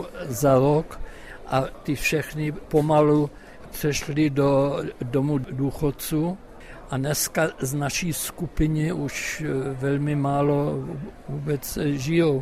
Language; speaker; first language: Czech; non-native, local second language; German